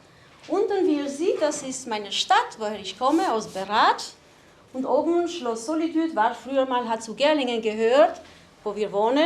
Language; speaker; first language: German; non-native, fluent; Albanian